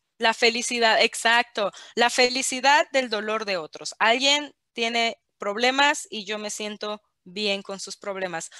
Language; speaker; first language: Spanish; native; Spanish